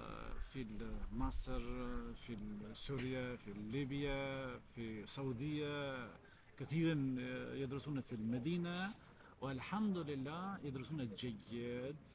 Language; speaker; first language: Arabic; non-native, learner; Albanian